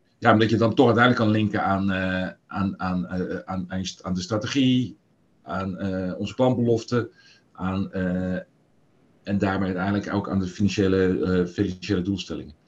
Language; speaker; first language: Dutch; native; Dutch